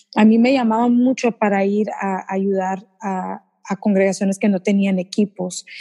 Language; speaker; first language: Spanish; early bilingual, heritage; Spanish